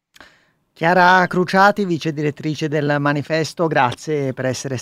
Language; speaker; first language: Italian; native; Italian